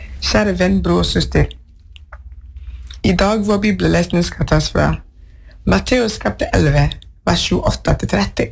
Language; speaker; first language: Norwegian; non-native, fluent; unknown